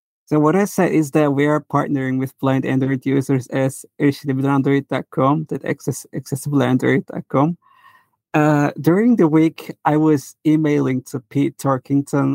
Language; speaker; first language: English; non-native, fluent; Turkish